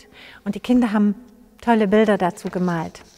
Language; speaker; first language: German; native; German